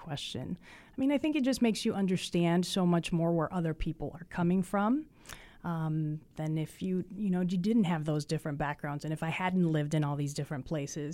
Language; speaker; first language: English; early bilingual, other home language; Spanish